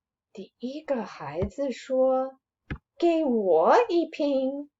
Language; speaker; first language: Chinese; non-native, fluent; English